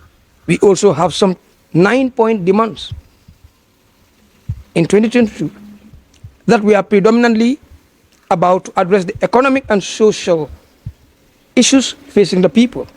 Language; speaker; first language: English; non-native, local second language; Fula